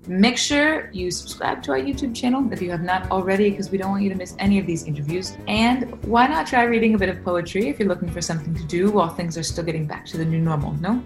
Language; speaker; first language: English; native; English